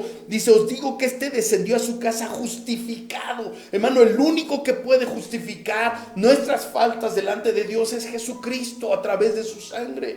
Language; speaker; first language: Spanish; native; Spanish